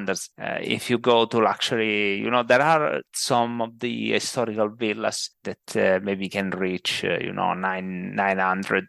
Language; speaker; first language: English; non-native, fluent; Italian